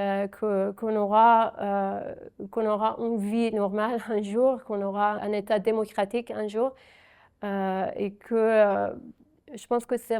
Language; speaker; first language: French; non-native, fluent; Persian